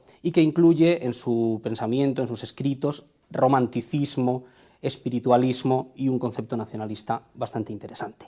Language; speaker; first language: Spanish; native; Spanish